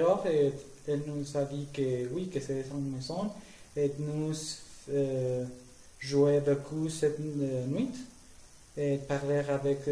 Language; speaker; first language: French; non-native, learner; Spanish